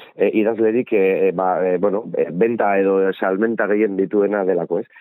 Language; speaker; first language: Basque; native; Basque